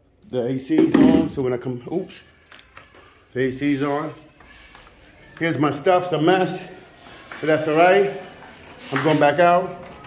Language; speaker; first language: English; native; English